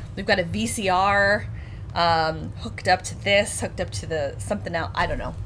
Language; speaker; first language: English; native; English